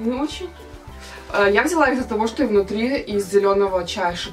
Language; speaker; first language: Russian; native; Russian